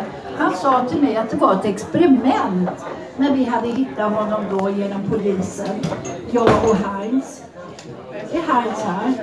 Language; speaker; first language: Swedish; non-native, fluent; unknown